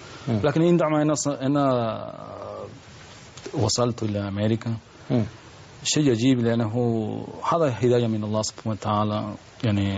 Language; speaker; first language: Arabic; non-native, learner; Spanish